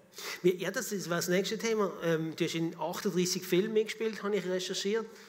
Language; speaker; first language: German; native; German